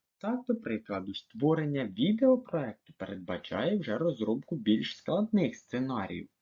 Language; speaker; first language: Ukrainian; native; Ukrainian